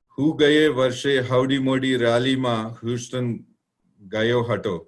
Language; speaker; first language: Gujarati; non-native, learner; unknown